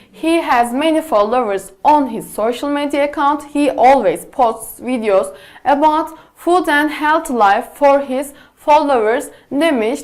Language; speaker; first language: English; non-native, fluent; Turkish